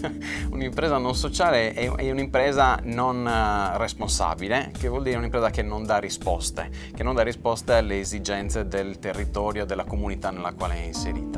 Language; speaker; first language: Italian; native; Italian